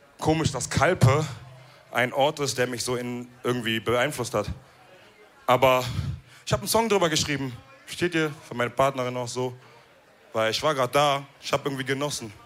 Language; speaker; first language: German; early bilingual, other home language; Wolof